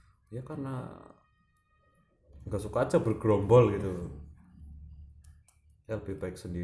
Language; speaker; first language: Indonesian; non-native, local second language; Javanese